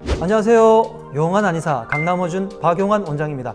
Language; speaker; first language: Korean; native; Korean